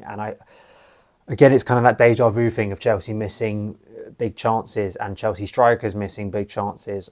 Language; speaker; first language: English; native; English